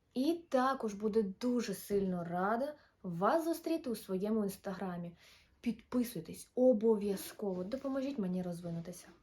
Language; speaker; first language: Ukrainian; non-native, local second language; Russian